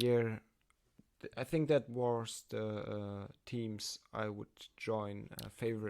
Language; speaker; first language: English; non-native, learner; German